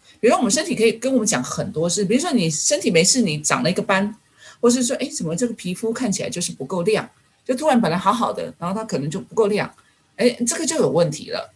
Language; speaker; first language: Chinese; native; Chinese